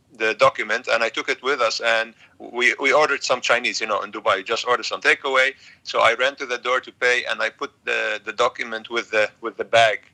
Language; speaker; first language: English; non-native, fluent; Arabic